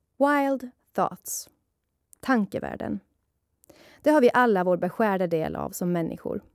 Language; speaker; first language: Swedish; early bilingual, other home language; Persian